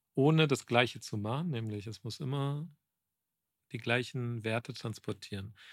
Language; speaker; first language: German; native; German